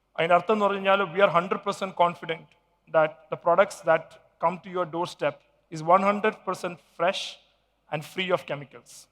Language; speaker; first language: Malayalam; early bilingual, heritage; Malayalam